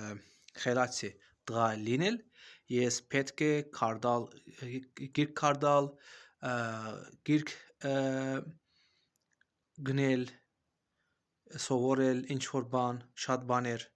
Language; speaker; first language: Armenian; non-native, learner; Azerbaijani